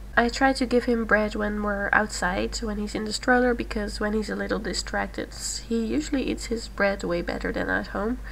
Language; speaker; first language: English; non-native, fluent; Dutch